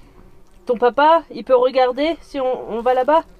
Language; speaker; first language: French; native; French